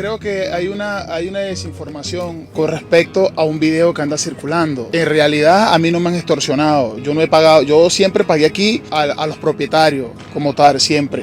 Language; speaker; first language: Spanish; native; Spanish